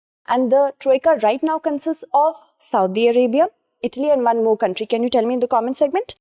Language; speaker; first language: English; non-native, local second language; Hindi